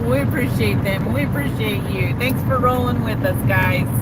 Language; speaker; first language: English; native; English